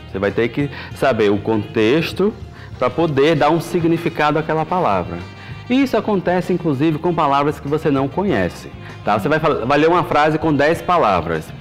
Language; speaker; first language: Portuguese; native; Portuguese